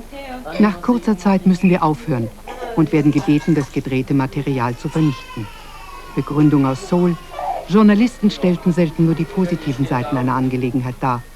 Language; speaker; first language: German; native; German